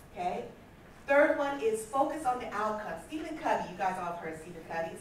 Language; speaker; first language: English; native; English